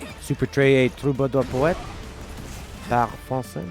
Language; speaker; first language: French; non-native, learner; English